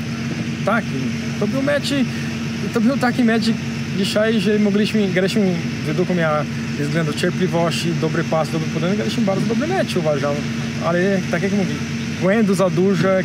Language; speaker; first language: Polish; non-native, learner; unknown